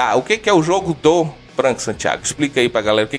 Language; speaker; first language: Portuguese; native; Portuguese